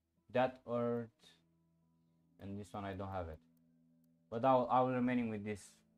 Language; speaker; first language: English; non-native, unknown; Romanian